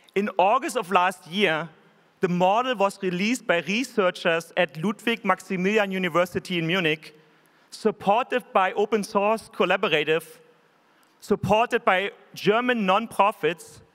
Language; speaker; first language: English; non-native, fluent; German